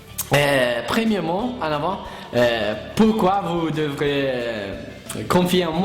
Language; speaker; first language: French; non-native, learner; Italian